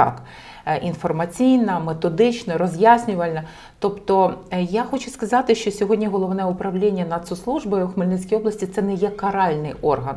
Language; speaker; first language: Ukrainian; native; Ukrainian